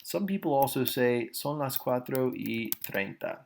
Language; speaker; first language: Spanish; non-native, fluent; English